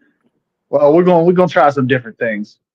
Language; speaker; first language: English; native; English